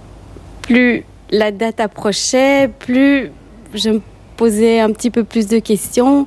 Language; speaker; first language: French; native; French